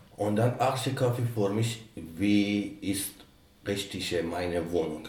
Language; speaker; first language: German; non-native, learner; Persian